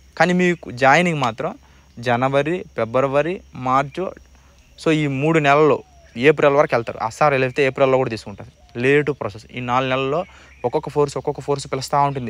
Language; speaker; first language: Telugu; native; Telugu